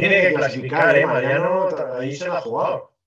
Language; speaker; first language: Spanish; native; Spanish